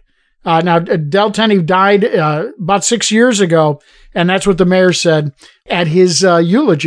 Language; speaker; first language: English; native; English